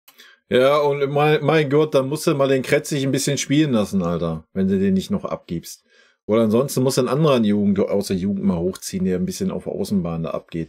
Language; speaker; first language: German; native; German